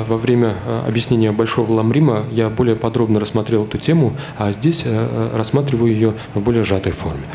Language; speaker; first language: Russian; native; Russian